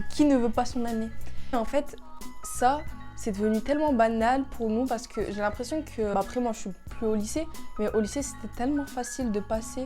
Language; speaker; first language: French; native; French